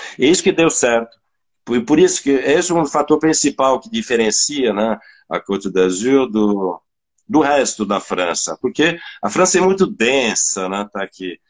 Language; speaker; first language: Portuguese; non-native, fluent; French